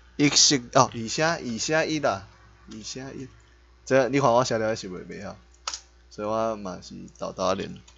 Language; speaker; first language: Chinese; native; Chinese